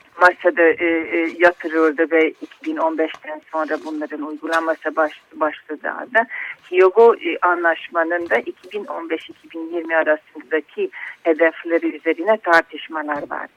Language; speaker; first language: Turkish; non-native, fluent; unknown